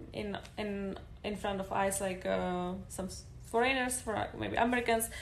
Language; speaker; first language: English; non-native, fluent; Czech